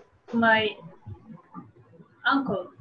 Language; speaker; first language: English; non-native, learner; Spanish